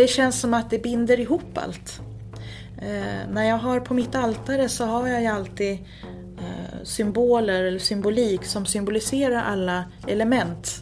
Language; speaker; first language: Swedish; native; Swedish